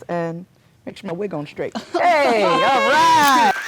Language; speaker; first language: English; native; English